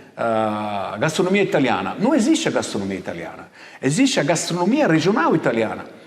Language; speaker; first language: Portuguese; non-native, fluent; Italian